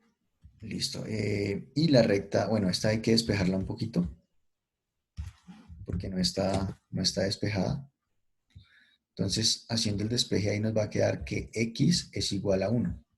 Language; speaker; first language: Spanish; native; Spanish